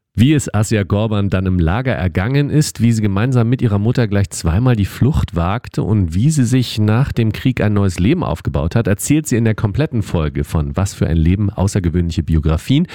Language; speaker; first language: German; native; German